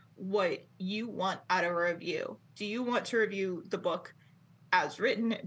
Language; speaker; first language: English; native; English